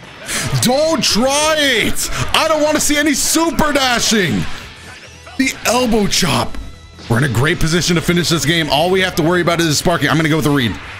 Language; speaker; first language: English; native; English